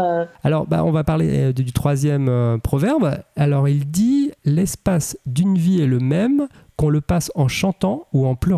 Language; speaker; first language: French; native; French